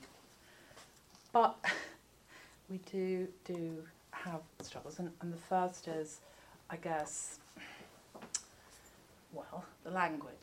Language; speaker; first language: English; native; English